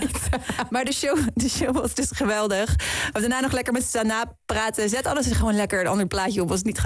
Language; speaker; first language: Dutch; native; Dutch